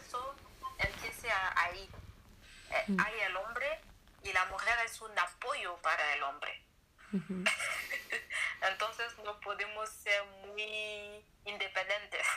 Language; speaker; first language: Spanish; non-native, learner; French